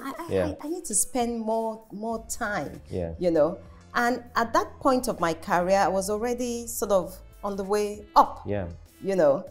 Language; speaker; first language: English; non-native, local second language; Yoruba